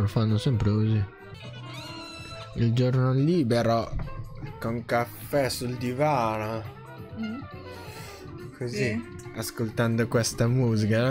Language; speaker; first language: Italian; non-native, learner; Japanese